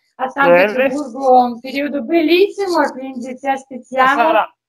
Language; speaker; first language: Italian; non-native, fluent; Russian